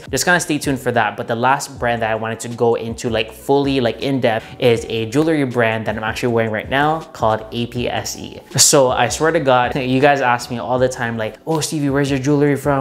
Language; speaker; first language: English; native; English